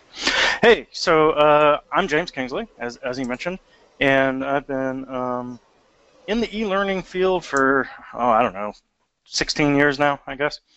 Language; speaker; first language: English; native; English